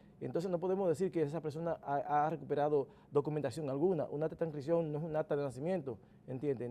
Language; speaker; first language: Spanish; native; Spanish